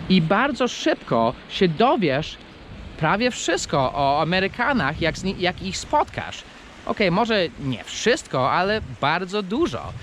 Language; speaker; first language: Polish; non-native, fluent; English